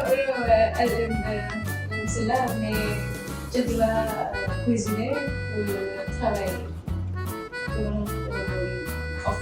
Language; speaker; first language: French; non-native, learner; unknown